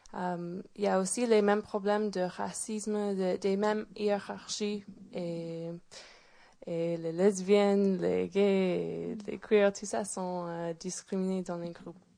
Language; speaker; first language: French; non-native, fluent; English